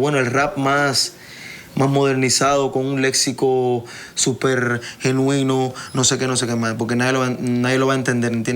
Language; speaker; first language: Spanish; native; Spanish